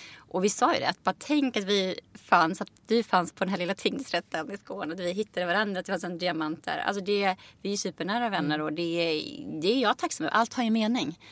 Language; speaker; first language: Swedish; native; Swedish